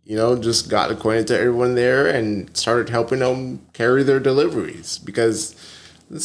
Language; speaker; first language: English; native; English